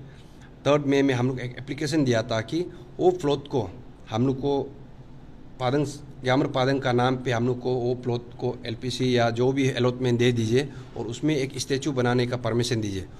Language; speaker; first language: Hindi; non-native, local second language; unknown